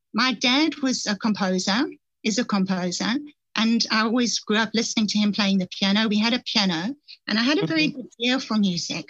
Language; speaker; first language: English; native; English